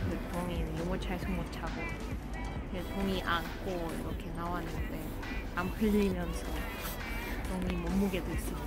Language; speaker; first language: Korean; non-native, fluent; Russian